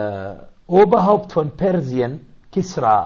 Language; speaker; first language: German; non-native, learner; Arabic